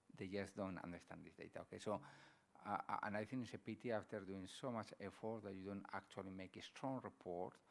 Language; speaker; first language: English; non-native, fluent; Spanish